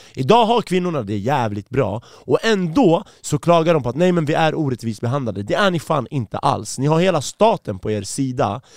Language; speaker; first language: Swedish; early bilingual, other home language; Persian